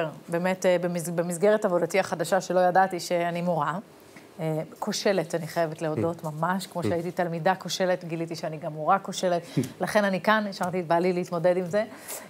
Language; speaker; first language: Hebrew; native; Hebrew